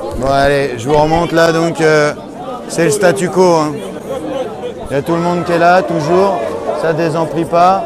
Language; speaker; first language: French; native; French